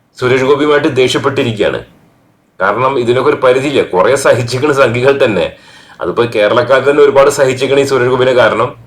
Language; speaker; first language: Malayalam; native; Malayalam